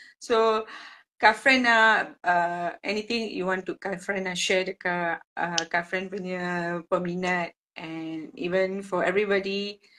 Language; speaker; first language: English; non-native, local second language; Tamil